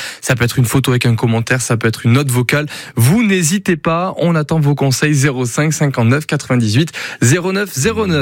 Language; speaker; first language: French; native; French